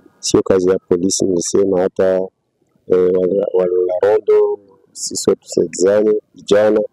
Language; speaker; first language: Swahili; native; Swahili